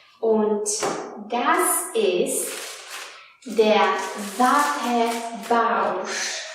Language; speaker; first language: German; non-native, fluent; Polish